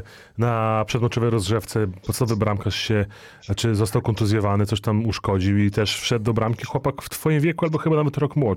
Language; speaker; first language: Polish; native; Polish